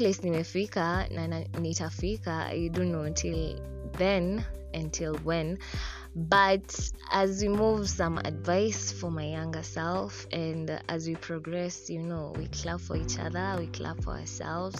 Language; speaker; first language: English; non-native, local second language; Swahili